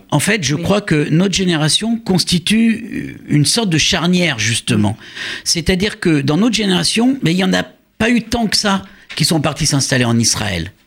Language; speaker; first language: French; native; French